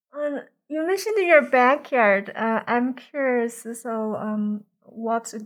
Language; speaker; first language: English; non-native, fluent; Chinese